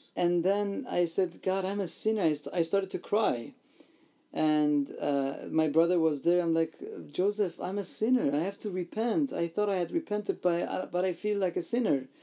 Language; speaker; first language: English; non-native, fluent; Armenian